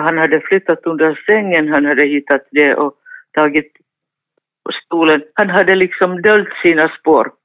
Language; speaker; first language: Swedish; non-native, fluent; Finnish